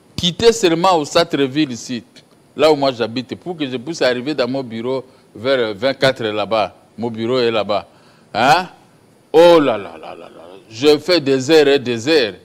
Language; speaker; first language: French; non-native, local second language; Lingala